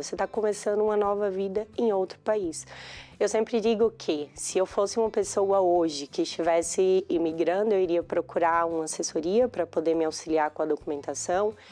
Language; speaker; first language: Portuguese; native; Portuguese